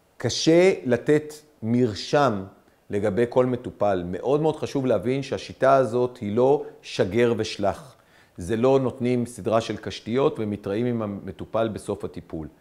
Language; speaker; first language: Hebrew; native; Hebrew